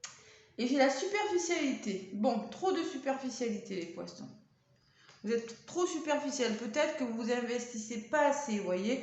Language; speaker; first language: French; native; French